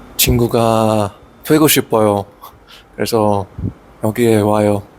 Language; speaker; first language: Korean; non-native, learner; English